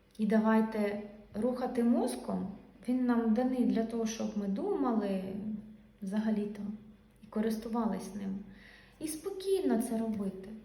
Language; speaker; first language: Ukrainian; non-native, local second language; Russian